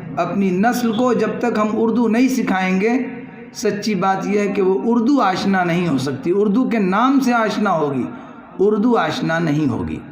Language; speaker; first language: Urdu; native; Urdu